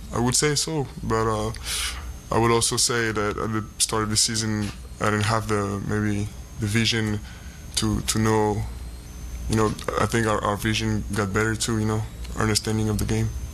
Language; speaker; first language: English; non-native, fluent; French